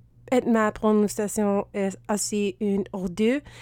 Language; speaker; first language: French; non-native, learner; Spanish